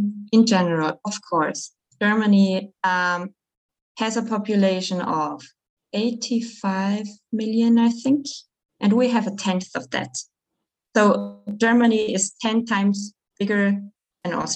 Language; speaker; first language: English; non-native, fluent; German